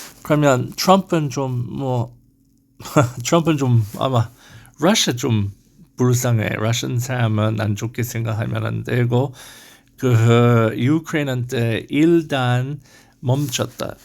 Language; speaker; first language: Korean; non-native, learner; English